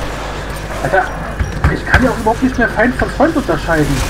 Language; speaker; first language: German; native; German